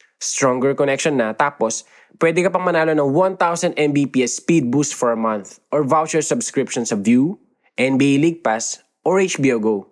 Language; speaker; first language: Filipino; native; Filipino